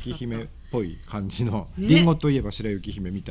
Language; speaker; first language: Japanese; native; Japanese